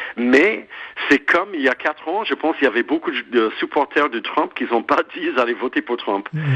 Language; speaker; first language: French; non-native, fluent; English